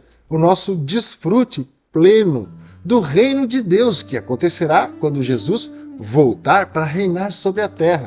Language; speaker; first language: Portuguese; native; Portuguese